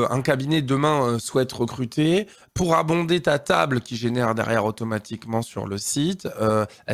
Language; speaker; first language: French; native; French